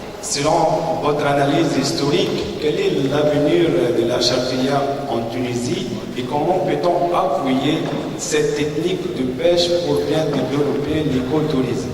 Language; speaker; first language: French; non-native, local second language; Arabic